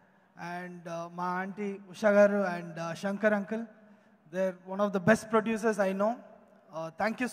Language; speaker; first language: Telugu; native; Telugu